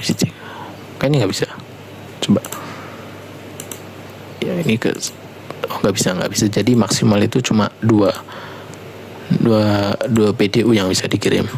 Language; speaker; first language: Indonesian; native; Indonesian